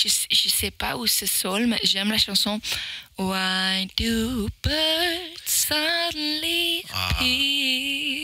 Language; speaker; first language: French; non-native, local second language; Dutch